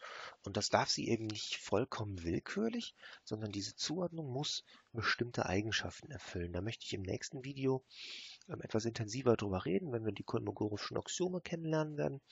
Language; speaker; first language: German; native; German